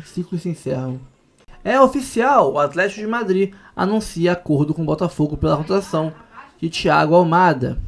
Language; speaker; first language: Portuguese; native; Portuguese